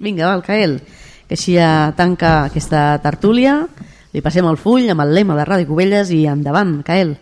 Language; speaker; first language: Catalan; native; Catalan